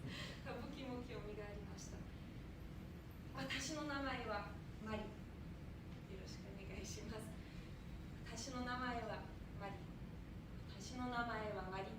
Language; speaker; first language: Japanese; non-native, fluent; German